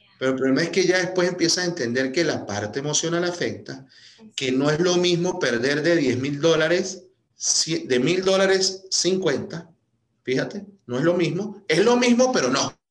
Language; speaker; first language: Spanish; native; Spanish